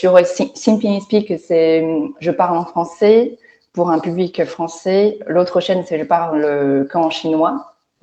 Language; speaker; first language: French; non-native, fluent; Chinese